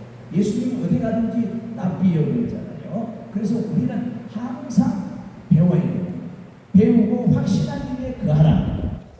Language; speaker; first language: Korean; native; Korean